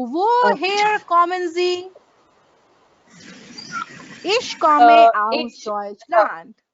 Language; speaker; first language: German; non-native, fluent; Bangla